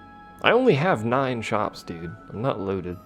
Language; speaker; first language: English; native; English